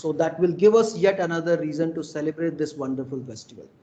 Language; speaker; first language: English; non-native, local second language; Hindi